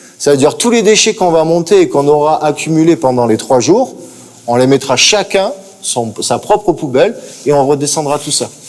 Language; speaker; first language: French; native; French